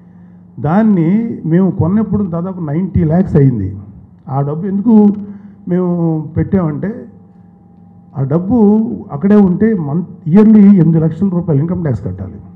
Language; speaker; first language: Telugu; native; Telugu